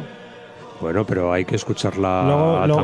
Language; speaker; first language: Spanish; native; Spanish